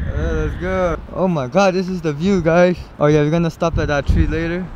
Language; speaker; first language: English; non-native, fluent; Arabic